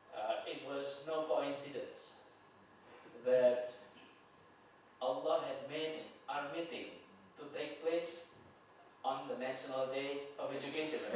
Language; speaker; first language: English; non-native, fluent; Indonesian